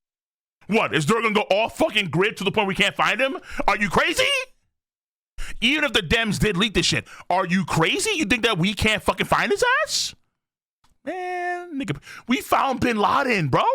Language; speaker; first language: English; native; English